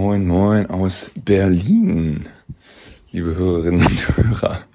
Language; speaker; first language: German; native; German